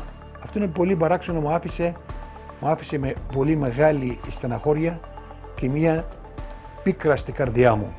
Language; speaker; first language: Greek; non-native, local second language; Turkish